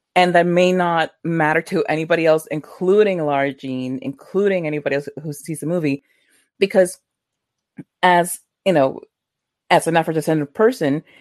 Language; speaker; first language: English; early bilingual, other home language; Spanish